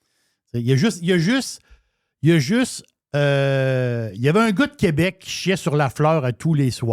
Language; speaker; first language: French; native; French